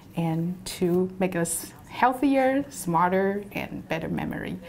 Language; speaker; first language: English; non-native, fluent; Chinese